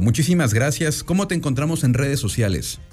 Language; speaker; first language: Spanish; native; Spanish